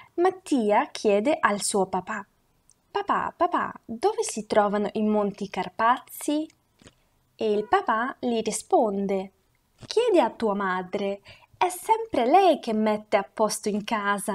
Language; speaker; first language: Italian; non-native, fluent; Russian